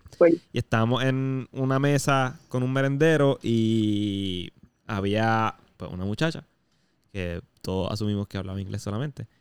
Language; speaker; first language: Spanish; native; Spanish